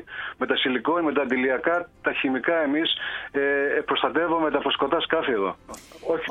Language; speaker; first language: Greek; native; Greek